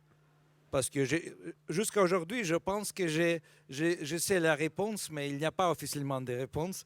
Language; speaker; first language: French; non-native, fluent; Russian